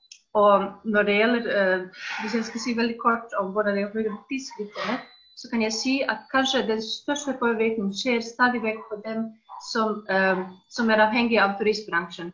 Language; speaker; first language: Danish; non-native, fluent; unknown